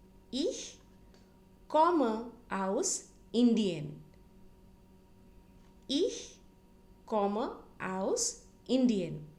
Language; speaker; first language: German; non-native, fluent; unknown